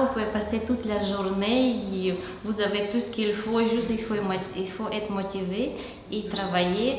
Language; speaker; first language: French; non-native, fluent; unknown